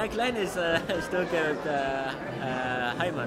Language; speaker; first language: German; non-native, learner; Arabic